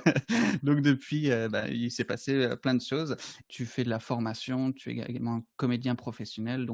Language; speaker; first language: French; native; French